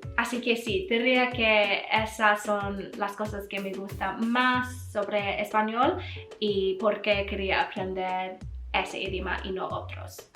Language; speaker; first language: Spanish; non-native, learner; English